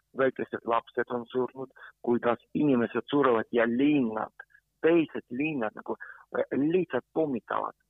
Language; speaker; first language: Estonian; non-native, fluent; Ukrainian